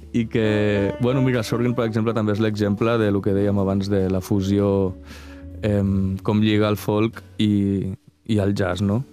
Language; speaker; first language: Catalan; non-native, local second language; Spanish